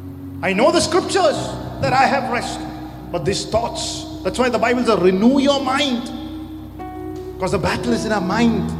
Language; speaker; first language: English; non-native, local second language; Malayalam